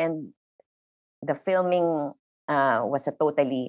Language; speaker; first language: English; non-native, local second language; Filipino